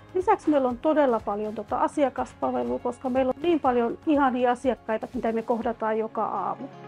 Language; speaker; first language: Finnish; native; Finnish